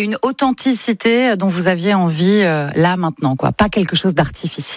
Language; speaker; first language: French; native; French